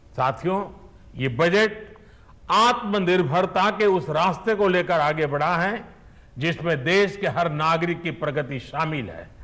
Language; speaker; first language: Hindi; native; Hindi